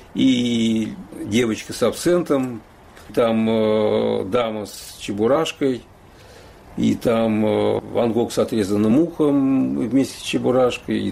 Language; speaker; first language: Russian; native; Russian